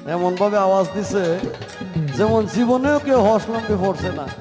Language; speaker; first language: Bangla; non-native, local second language; Sylheti